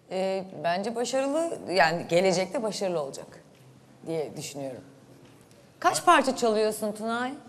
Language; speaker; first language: Turkish; native; Turkish